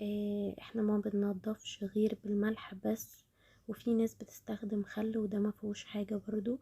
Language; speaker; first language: Arabic; native; Arabic